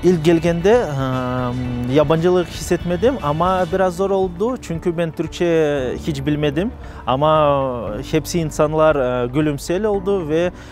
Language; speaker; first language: Turkish; non-native, learner; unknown